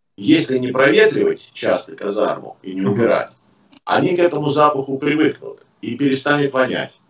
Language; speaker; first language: Russian; native; Russian